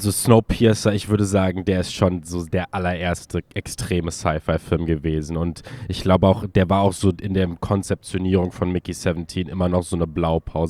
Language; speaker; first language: German; native; German